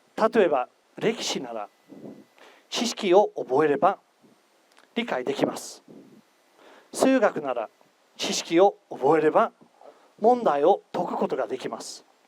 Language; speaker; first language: Japanese; non-native, fluent; English